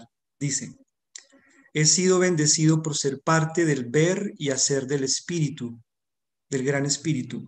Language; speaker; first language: Spanish; native; Spanish